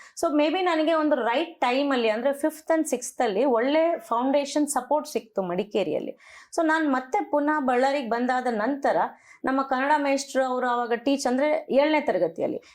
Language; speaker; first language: Kannada; non-native, local second language; Telugu